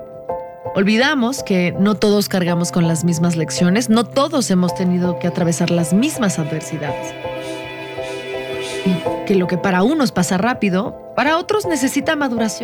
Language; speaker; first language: Spanish; native; Spanish